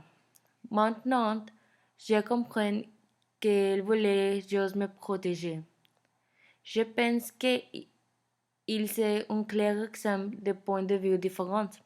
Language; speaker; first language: French; non-native, learner; Spanish